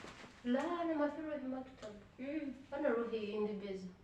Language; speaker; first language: Arabic; non-native, learner; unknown